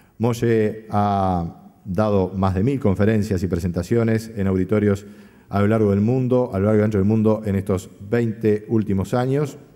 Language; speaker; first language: Spanish; native; Spanish